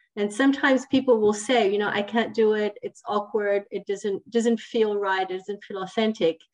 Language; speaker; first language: English; non-native, fluent; Italian